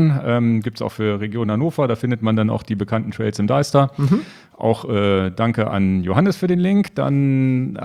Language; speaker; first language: German; native; German